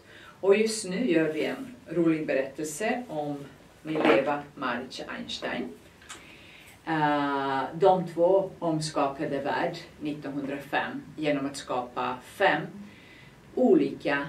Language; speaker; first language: Swedish; non-native, fluent; Serbian